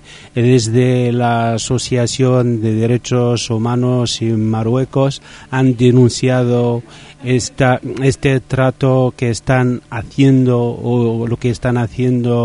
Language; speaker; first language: Spanish; non-native, fluent; Riffian